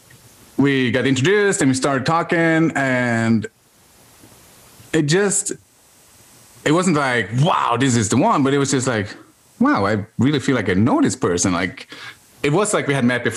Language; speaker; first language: English; non-native, fluent; Norwegian